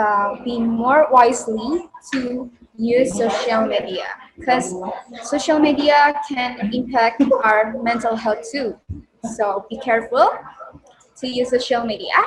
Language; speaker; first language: English; non-native, learner; Indonesian